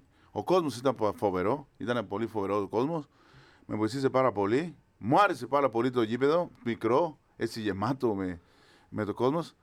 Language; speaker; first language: Greek; non-native, learner; Spanish